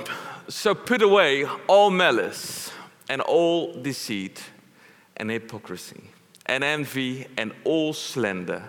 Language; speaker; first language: English; non-native, fluent; Dutch